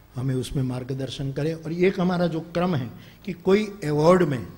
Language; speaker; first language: Hindi; non-native, local second language; Gujarati